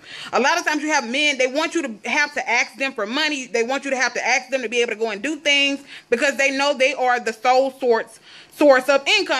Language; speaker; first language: English; native; English